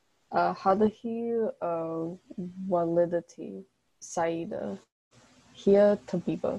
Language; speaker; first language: Arabic; non-native, learner; English